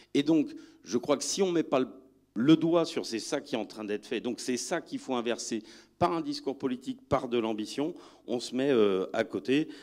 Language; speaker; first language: French; native; French